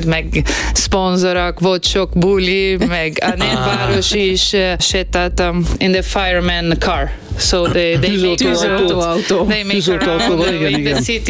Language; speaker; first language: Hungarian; non-native, learner; Portuguese